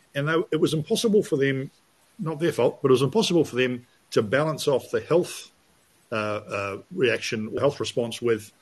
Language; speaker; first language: English; native; English